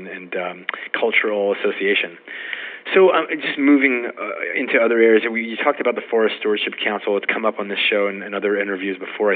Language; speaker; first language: English; native; English